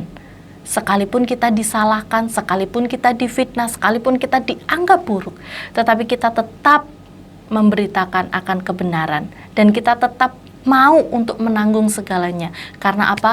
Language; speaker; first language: Indonesian; native; Indonesian